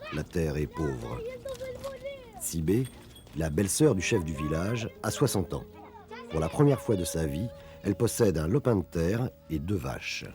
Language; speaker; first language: French; native; French